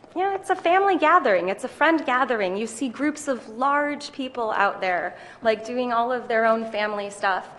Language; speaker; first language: English; native; English